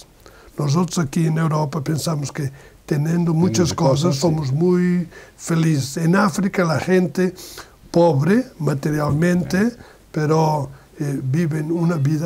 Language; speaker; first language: Spanish; non-native, learner; Portuguese